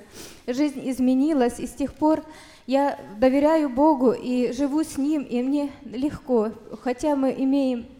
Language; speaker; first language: Russian; native; Russian